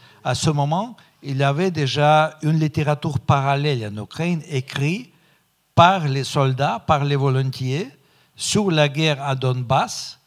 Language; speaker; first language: French; non-native, fluent; Russian